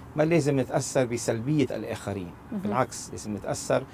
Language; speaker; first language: Arabic; native; Arabic